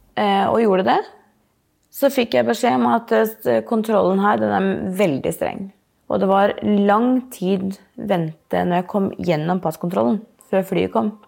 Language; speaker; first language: Norwegian; native; Norwegian